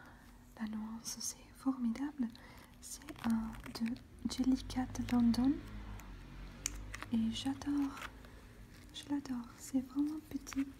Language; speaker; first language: French; non-native, fluent; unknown